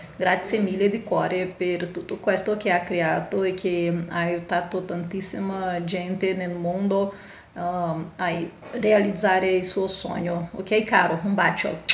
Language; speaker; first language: Italian; non-native, learner; Portuguese